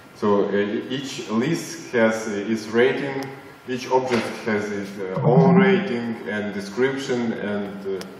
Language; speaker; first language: English; non-native, fluent; Russian